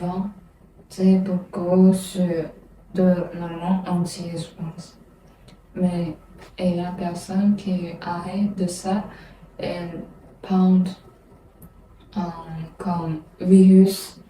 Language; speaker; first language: French; non-native, learner; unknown